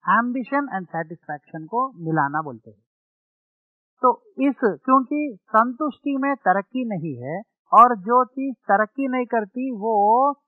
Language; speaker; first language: Hindi; non-native, local second language; Telugu